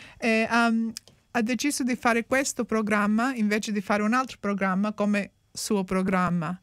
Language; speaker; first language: Italian; early bilingual, heritage; Italian